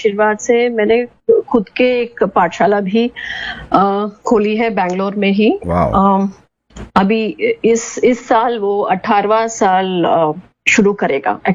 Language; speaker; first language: Hindi; non-native, local second language; Kannada